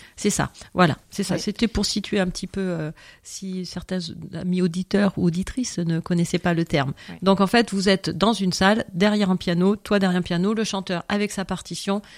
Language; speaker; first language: French; native; French